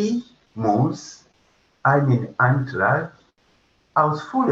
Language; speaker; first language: German; non-native, fluent; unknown